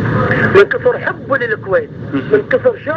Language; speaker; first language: Arabic; native; Arabic